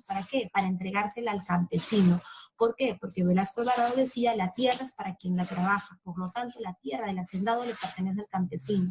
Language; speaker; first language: Spanish; native; Spanish